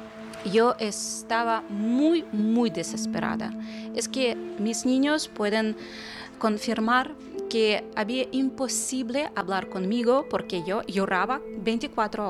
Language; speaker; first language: Spanish; non-native, fluent; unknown